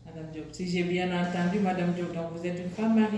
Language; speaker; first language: French; non-native, local second language; Wolof